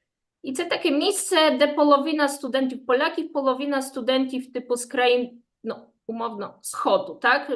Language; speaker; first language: Ukrainian; non-native, fluent; Polish